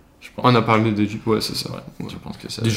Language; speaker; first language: French; non-native, learner; Swedish